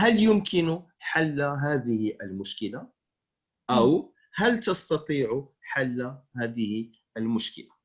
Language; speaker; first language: Arabic; non-native, fluent; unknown